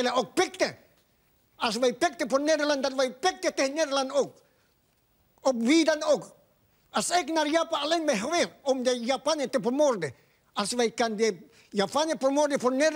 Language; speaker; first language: Dutch; non-native, learner; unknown